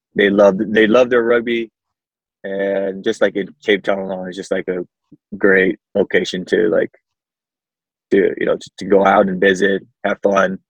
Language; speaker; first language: English; early bilingual, other home language; Samoan